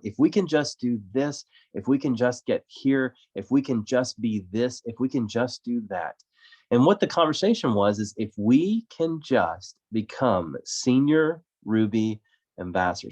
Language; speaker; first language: English; native; English